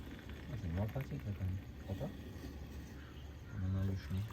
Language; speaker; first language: French; native; French